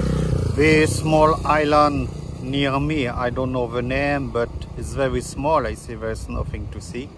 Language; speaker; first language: English; non-native, learner; French